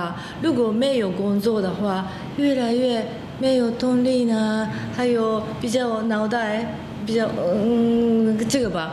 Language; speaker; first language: Chinese; non-native, fluent; Japanese